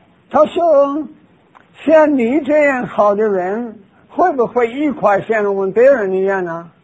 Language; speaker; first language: Chinese; non-native, fluent; English